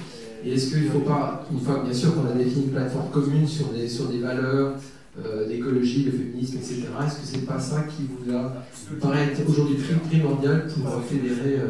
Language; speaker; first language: French; native; French